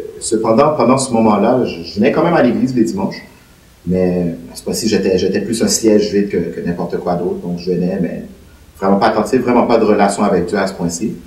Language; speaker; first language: French; native; French